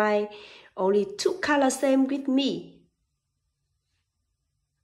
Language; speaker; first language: English; non-native, learner; Vietnamese